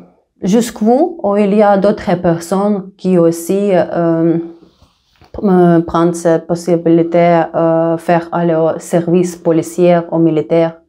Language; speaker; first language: French; non-native, learner; Russian